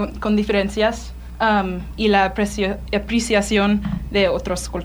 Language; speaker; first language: Spanish; non-native, learner; English